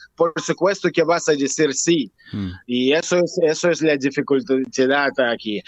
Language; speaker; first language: Spanish; non-native, learner; Russian